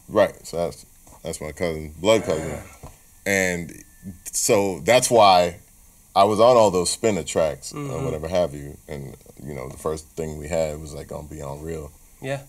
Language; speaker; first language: English; native; English